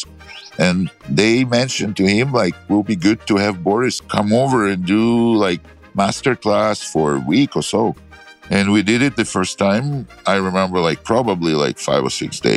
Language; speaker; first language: English; non-native, learner; Ukrainian